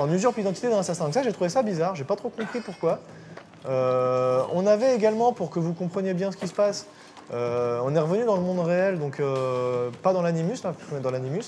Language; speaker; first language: French; native; French